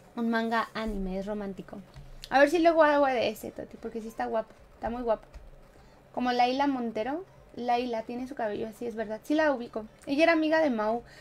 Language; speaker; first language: Spanish; native; Spanish